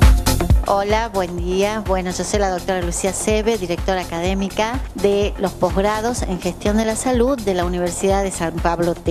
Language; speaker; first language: Spanish; native; Spanish